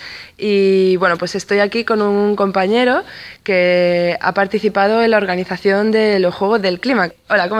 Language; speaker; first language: Spanish; native; Spanish